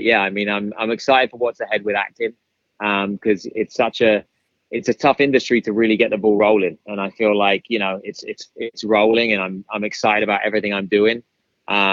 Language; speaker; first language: English; native; English